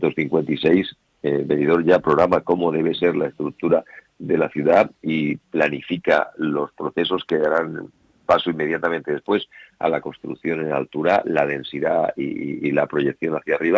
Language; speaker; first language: Spanish; native; Spanish